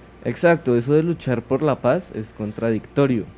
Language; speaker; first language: Spanish; native; Spanish